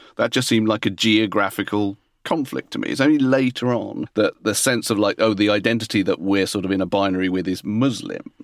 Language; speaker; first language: English; native; English